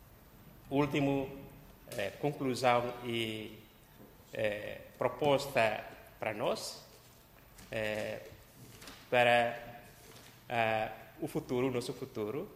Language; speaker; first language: Portuguese; non-native, local second language; Tetum